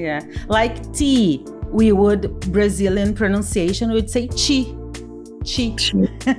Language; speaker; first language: English; non-native, fluent; Portuguese